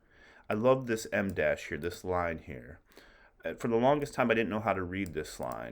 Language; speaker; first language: English; native; English